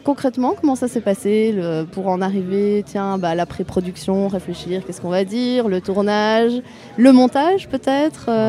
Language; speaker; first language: French; native; French